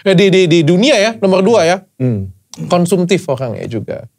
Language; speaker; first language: Indonesian; native; Indonesian